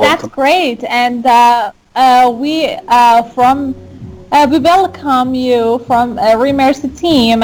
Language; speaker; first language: English; non-native, fluent; Persian